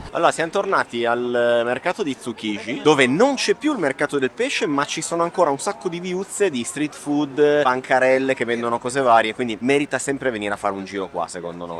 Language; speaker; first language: Italian; native; Italian